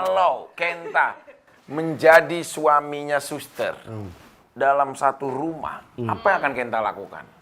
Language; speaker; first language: Indonesian; native; Indonesian